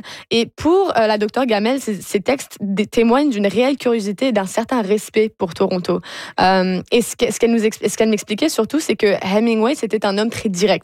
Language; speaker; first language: French; native; French